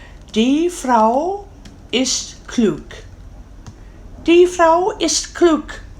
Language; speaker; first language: German; non-native, learner; English